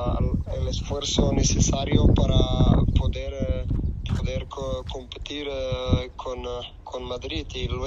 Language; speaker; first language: Spanish; non-native, fluent; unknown